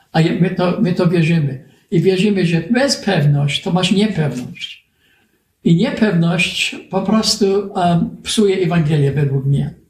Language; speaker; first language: Polish; early bilingual, heritage; Polish